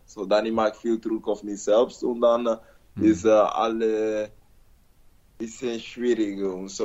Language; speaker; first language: German; non-native, learner; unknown